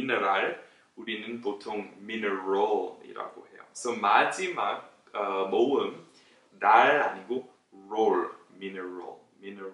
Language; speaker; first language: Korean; non-native, fluent; English